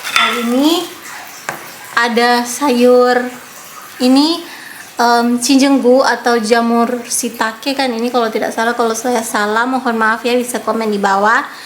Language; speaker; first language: Indonesian; native; Indonesian